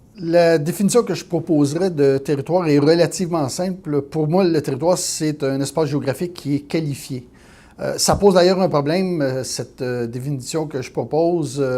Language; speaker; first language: French; native; French